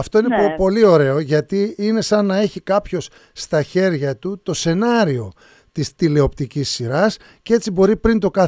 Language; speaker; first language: Greek; native; Greek